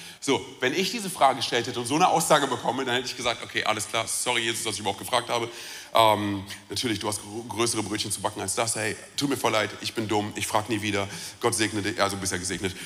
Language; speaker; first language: German; early bilingual, other home language; Romanian